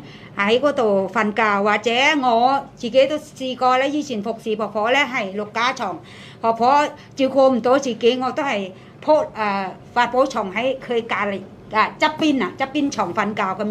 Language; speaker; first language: Cantonese; non-native, fluent; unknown